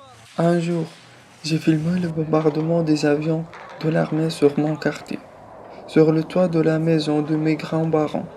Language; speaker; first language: French; non-native, fluent; Arabic